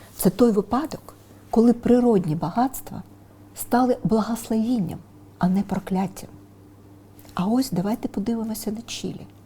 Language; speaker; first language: Ukrainian; non-native, local second language; Russian